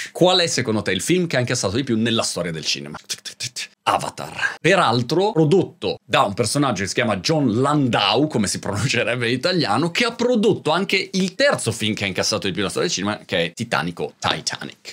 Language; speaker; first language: Italian; native; Italian